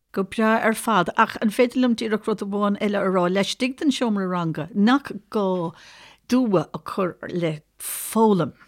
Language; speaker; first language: Irish; native; Irish